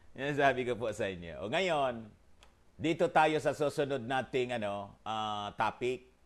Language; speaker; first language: Filipino; non-native, local second language; Bikol